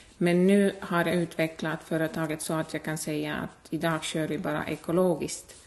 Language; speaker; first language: Swedish; non-native, fluent; Estonian